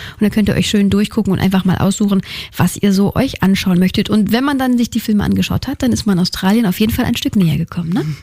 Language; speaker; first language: German; native; German